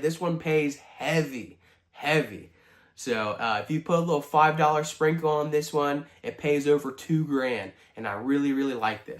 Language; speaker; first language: English; native; English